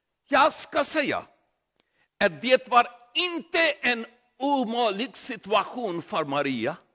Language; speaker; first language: Swedish; non-native, learner; Urdu